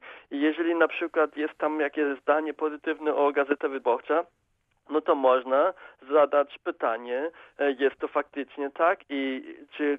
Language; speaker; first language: Polish; non-native, fluent; German